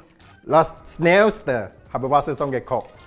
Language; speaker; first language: German; non-native, learner; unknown